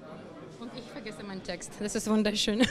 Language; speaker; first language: German; non-native, fluent; Russian